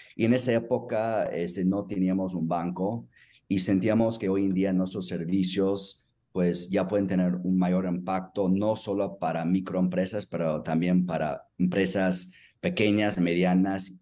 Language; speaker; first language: Spanish; non-native, fluent; English